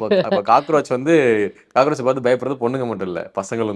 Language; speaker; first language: Tamil; native; Tamil